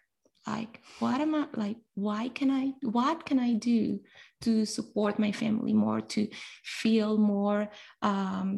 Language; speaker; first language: English; non-native, fluent; Spanish